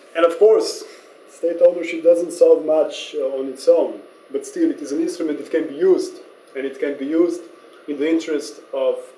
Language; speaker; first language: English; non-native, fluent; Slovenian